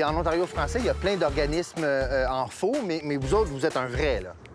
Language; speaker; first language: French; native; French